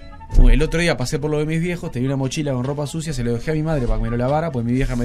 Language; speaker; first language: Spanish; native; Spanish